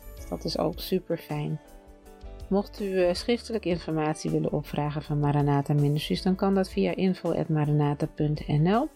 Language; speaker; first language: Dutch; native; Dutch